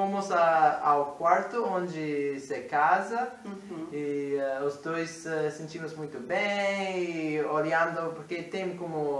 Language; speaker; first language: Portuguese; non-native, fluent; English